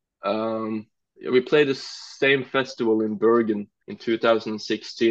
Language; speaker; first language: English; non-native, fluent; Norwegian